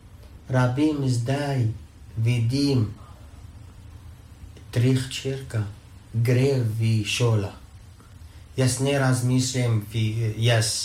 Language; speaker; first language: Slovenian; non-native, learner; Arabic